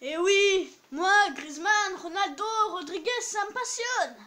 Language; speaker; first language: French; native; French